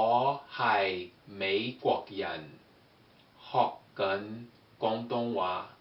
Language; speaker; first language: Cantonese; non-native, learner; English